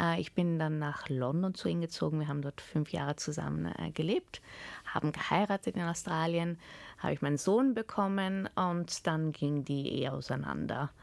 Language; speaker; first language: German; early bilingual, heritage; German